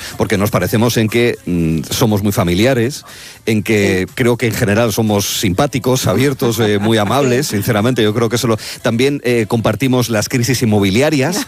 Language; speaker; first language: Spanish; native; Spanish